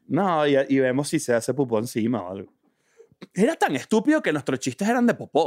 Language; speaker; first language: Spanish; native; Spanish